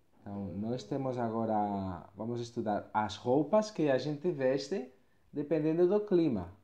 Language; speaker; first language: Portuguese; non-native, fluent; Spanish